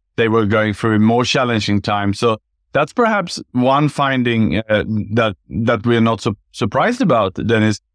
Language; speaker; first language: English; non-native, fluent; Swedish